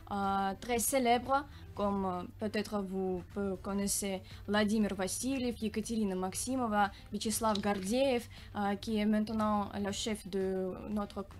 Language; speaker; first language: French; non-native, learner; Russian